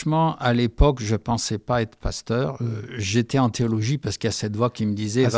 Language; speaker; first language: French; early bilingual, heritage; French